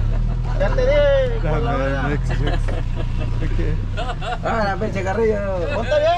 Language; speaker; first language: Spanish; native; Spanish